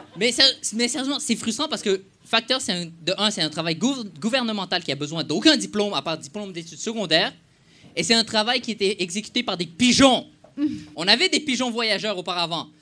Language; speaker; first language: French; non-native, fluent; Spanish